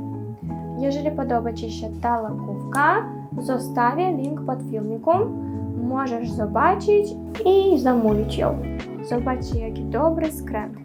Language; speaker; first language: Polish; non-native, learner; Russian